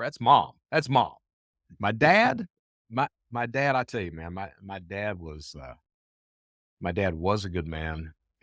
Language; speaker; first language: English; native; English